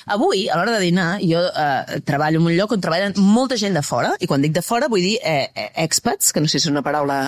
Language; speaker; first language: Catalan; native; Catalan